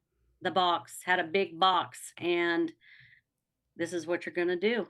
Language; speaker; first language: English; native; English